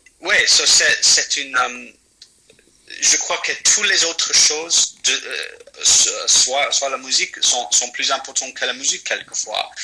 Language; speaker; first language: French; non-native, fluent; English